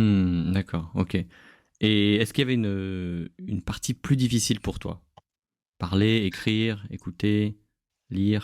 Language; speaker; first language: French; native; French